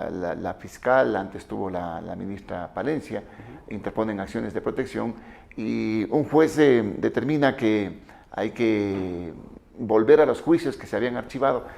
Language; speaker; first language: Spanish; native; Spanish